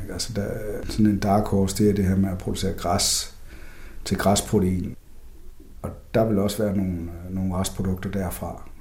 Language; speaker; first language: Danish; native; Danish